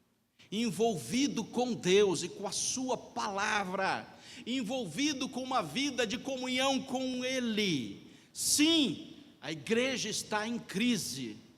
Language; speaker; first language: Portuguese; native; Portuguese